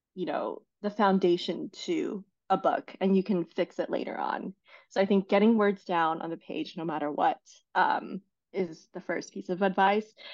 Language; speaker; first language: English; non-native, fluent; Chinese